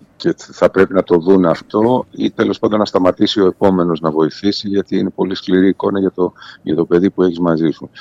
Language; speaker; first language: Greek; native; Greek